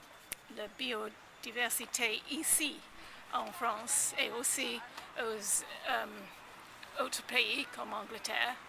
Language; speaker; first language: French; non-native, learner; English